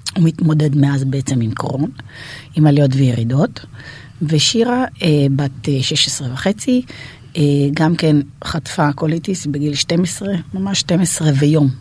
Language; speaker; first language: Hebrew; native; Hebrew